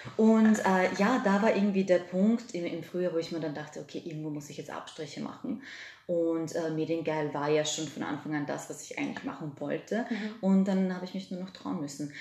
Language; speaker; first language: German; early bilingual, other home language; Serbian